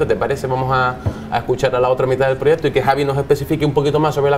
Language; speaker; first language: Spanish; native; Spanish